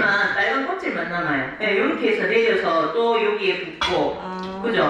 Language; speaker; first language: Korean; native; Korean